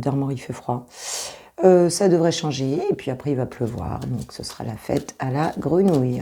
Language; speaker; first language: French; native; French